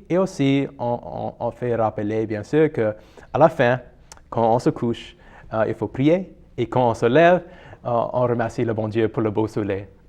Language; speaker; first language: French; non-native, local second language; English